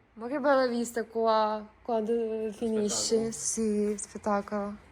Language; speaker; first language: Italian; non-native, learner; Ukrainian